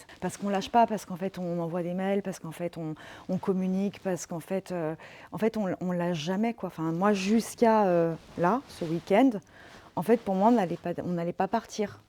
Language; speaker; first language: French; native; French